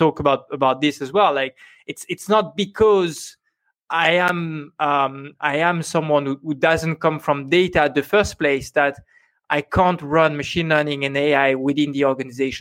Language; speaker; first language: English; non-native, fluent; French